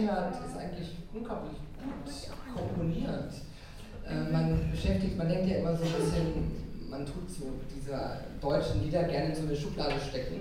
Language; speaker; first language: German; native; German